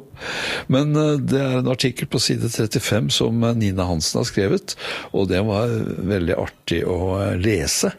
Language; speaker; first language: Norwegian; native; Norwegian